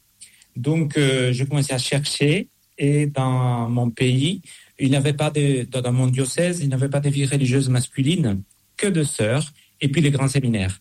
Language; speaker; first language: French; non-native, fluent; Spanish